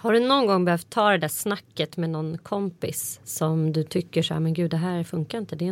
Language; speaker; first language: Swedish; native; Swedish